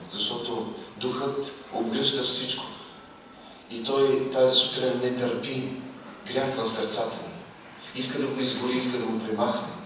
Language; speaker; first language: Bulgarian; native; Bulgarian